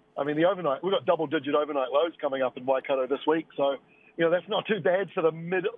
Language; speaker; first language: English; native; English